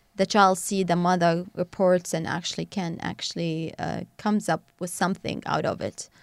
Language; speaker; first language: English; non-native, fluent; Arabic